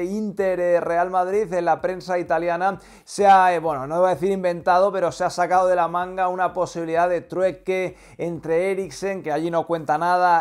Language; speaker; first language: Spanish; native; Spanish